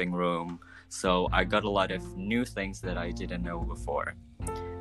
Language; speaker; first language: English; non-native, fluent; Indonesian